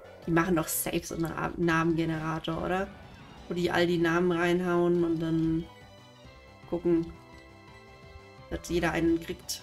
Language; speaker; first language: German; native; German